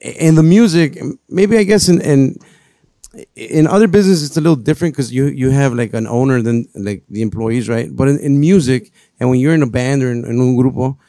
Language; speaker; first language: English; early bilingual, other home language; Spanish